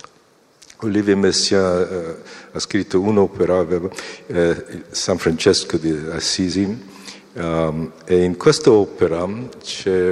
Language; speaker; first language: Italian; non-native, fluent; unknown